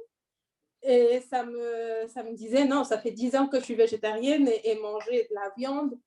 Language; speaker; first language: French; non-native, fluent; Spanish